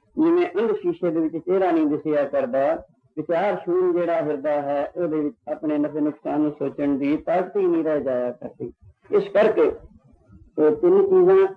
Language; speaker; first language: Hindi; non-native, local second language; Punjabi